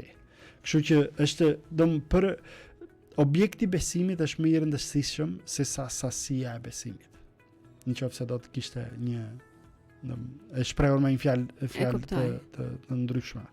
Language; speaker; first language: Albanian; native; Albanian